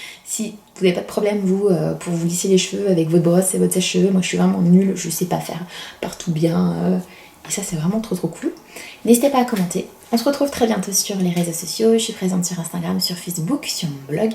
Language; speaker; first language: French; native; French